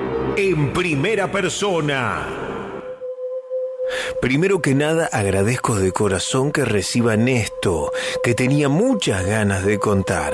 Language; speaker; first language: Spanish; native; Spanish